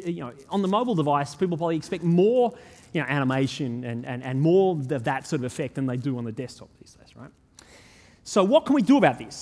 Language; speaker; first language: English; native; English